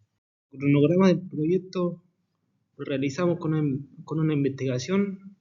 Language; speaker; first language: Spanish; native; Spanish